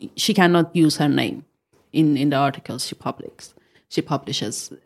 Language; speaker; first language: English; non-native, fluent; Persian